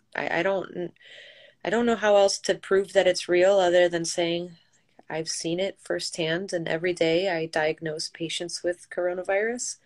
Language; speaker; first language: English; native; English